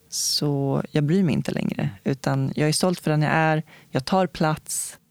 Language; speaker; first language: Swedish; native; Swedish